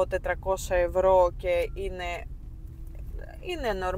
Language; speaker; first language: Greek; non-native, fluent; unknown